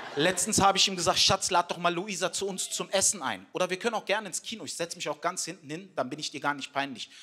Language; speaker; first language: German; early bilingual, other home language; Turkish